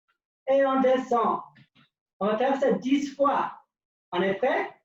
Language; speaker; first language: French; non-native, local second language; English